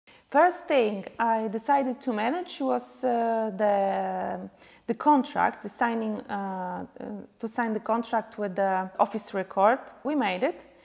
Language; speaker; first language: English; non-native, fluent; Polish